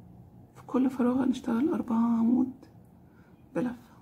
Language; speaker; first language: Arabic; native; Arabic